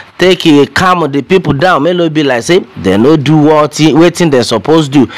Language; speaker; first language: Nigerian Pidgin; non-native, local second language; Yoruba